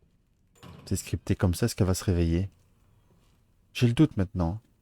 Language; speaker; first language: French; native; French